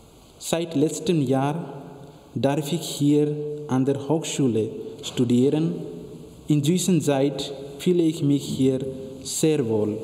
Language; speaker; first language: German; non-native, fluent; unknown